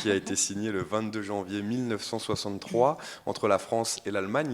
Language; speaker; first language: French; native; French